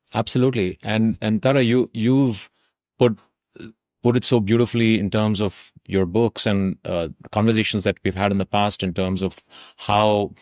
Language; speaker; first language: English; non-native, local second language; Tamil